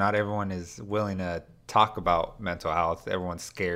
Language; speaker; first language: English; early bilingual, other home language; Spanish